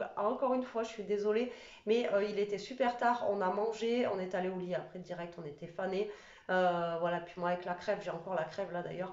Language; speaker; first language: French; native; French